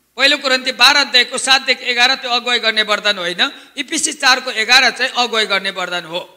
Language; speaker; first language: Nepali; native; Nepali